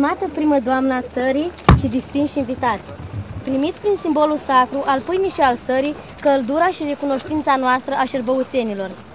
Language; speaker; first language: Romanian; native; Romanian